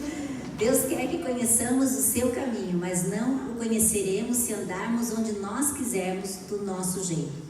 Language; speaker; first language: Portuguese; native; Portuguese